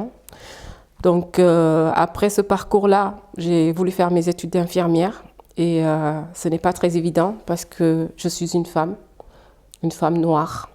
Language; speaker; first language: French; early bilingual, other home language; Fula